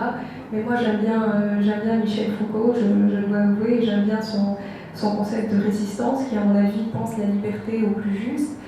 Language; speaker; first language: French; non-native, local second language; Arabic